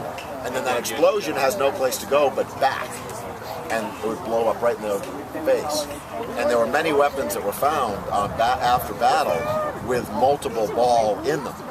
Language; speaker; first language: English; native; English